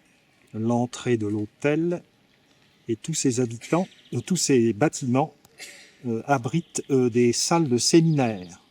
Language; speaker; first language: French; native; French